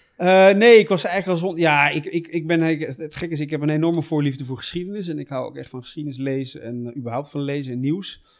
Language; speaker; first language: Dutch; native; Dutch